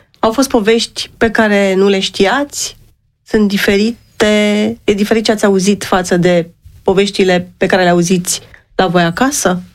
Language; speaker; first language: Romanian; native; Romanian